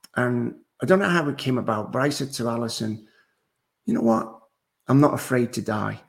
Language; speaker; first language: English; native; English